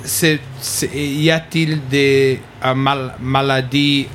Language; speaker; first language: French; non-native, learner; English